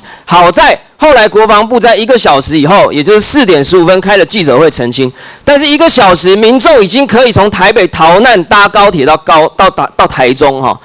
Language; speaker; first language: Chinese; native; Chinese